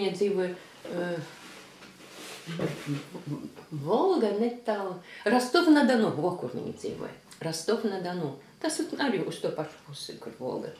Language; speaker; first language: Latvian; early bilingual, heritage; Latvian